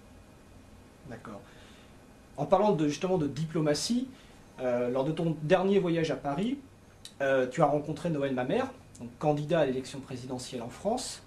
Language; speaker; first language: French; native; French